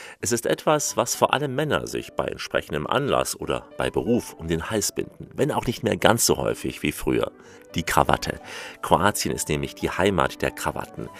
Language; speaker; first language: German; native; German